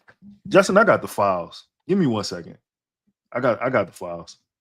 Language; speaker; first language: English; native; English